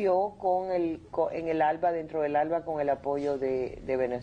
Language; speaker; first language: Spanish; native; Spanish